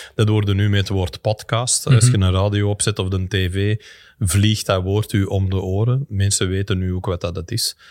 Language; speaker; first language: Dutch; non-native, local second language; English